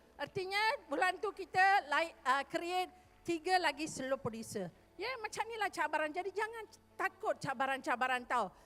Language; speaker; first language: Malay; non-native, local second language; Tamil